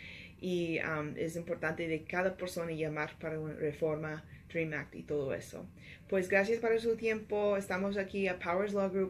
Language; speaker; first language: Spanish; non-native, learner; English